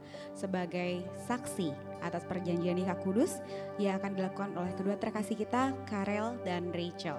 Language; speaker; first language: Indonesian; native; Indonesian